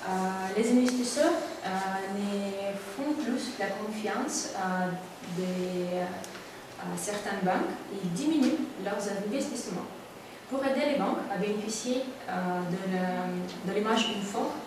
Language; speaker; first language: French; non-native, learner; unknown